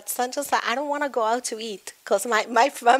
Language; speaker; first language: English; non-native, fluent; Spanish